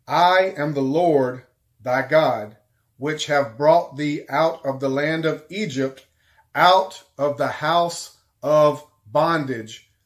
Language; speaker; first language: English; native; English